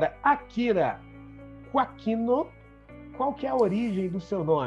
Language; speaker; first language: Portuguese; native; Portuguese